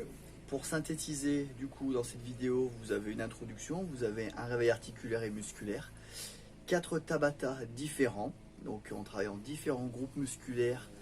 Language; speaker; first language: French; native; French